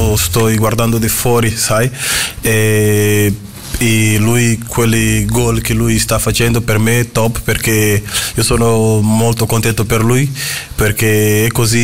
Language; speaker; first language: Italian; non-native, fluent; Portuguese